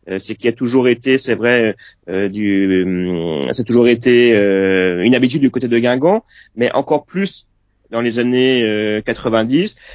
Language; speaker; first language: French; native; French